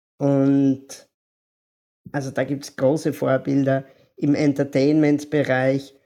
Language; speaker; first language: German; native; German